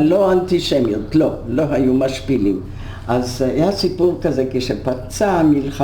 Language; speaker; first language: Hebrew; non-native, fluent; Polish